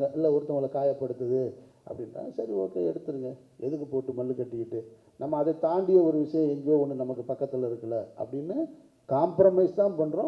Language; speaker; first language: Tamil; native; Tamil